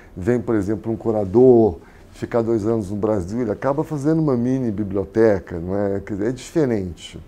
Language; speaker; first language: Portuguese; native; Portuguese